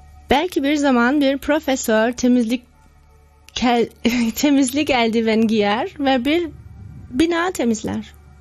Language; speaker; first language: Turkish; non-native, learner; German